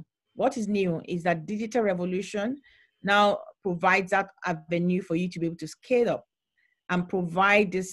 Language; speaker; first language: English; non-native, local second language; Yoruba